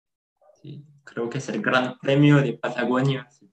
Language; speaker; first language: Spanish; non-native, fluent; French